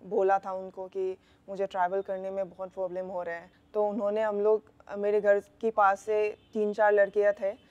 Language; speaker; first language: Hindi; non-native, local second language; Manipuri